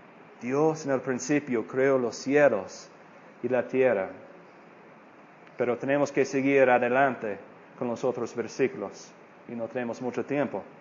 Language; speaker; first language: Spanish; non-native, fluent; English